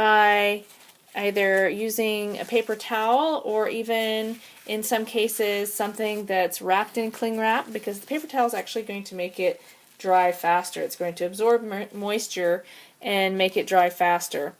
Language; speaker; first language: English; native; English